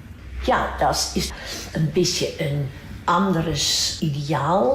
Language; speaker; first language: German; non-native, fluent; Dutch